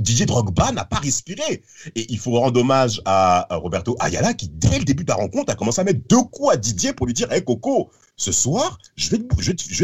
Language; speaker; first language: French; native; French